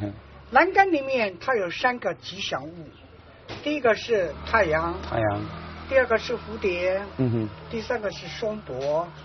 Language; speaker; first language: Chinese; native; Chinese